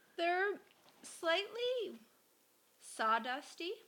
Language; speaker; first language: English; native; English